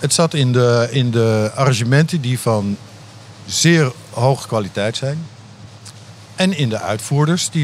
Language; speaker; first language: Dutch; native; Dutch